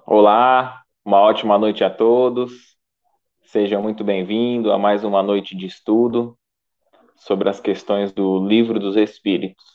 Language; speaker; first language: Portuguese; native; Portuguese